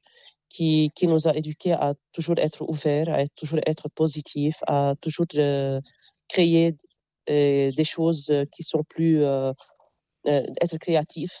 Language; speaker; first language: French; non-native, local second language; Arabic